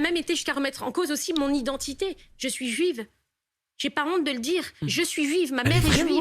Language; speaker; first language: French; native; French